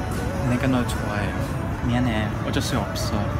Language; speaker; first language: Korean; non-native, learner; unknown